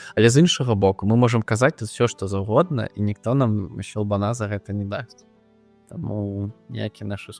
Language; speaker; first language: Belarusian; non-native, local second language; Russian